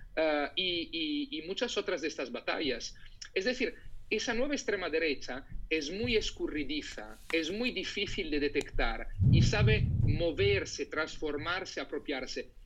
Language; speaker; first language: Spanish; non-native, fluent; Italian